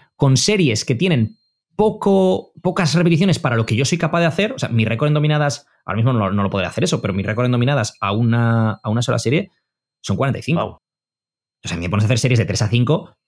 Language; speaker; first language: Spanish; native; Spanish